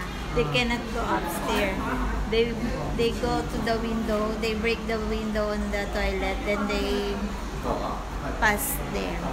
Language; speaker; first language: English; non-native, local second language; Filipino